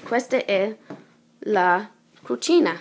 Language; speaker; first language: Italian; non-native, learner; English